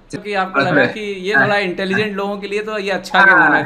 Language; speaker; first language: Hindi; native; Hindi